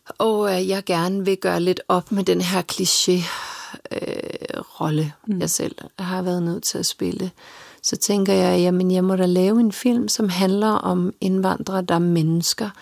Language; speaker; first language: Danish; early bilingual, other home language; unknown